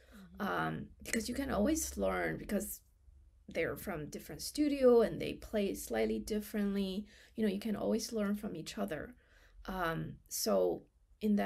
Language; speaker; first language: English; non-native, fluent; Chinese